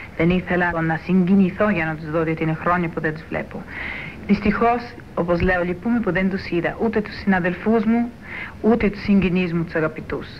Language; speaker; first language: Greek; early bilingual, heritage; Greek